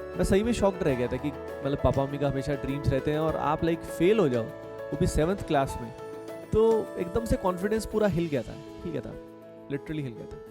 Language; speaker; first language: Hindi; native; Hindi